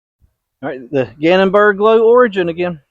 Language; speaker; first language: English; native; English